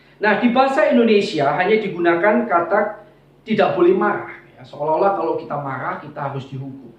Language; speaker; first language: Indonesian; non-native, local second language; Javanese